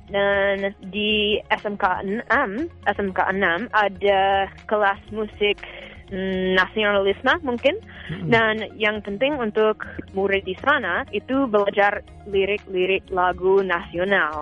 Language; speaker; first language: Indonesian; non-native, fluent; English